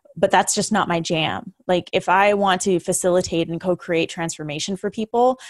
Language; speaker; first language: English; early bilingual, other home language; Hindi